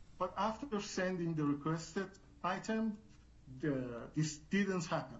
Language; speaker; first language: English; non-native, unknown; Persian